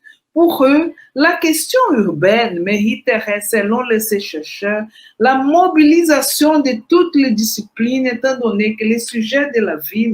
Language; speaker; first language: French; non-native, fluent; Portuguese